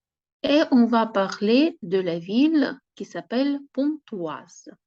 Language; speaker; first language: French; non-native, fluent; Ukrainian